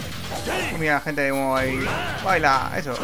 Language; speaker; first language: Spanish; native; Spanish